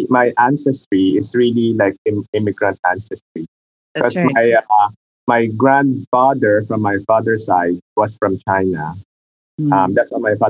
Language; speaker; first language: English; non-native, local second language; Filipino